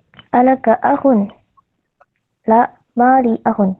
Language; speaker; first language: Arabic; non-native, learner; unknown